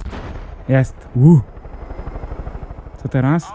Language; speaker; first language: Polish; native; Polish